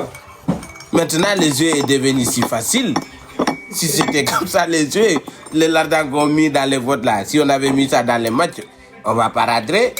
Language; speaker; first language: French; non-native, local second language; Wolof